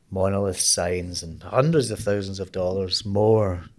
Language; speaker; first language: English; native; English